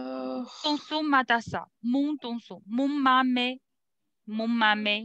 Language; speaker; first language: French; non-native, learner; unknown